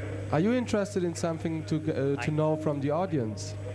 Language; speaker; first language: English; non-native, fluent; German